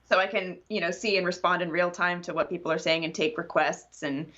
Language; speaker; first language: English; native; English